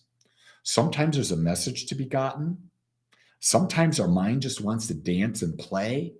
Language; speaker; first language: English; native; English